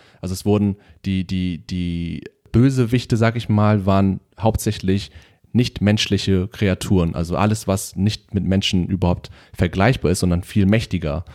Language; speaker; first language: German; early bilingual, other home language; Vietnamese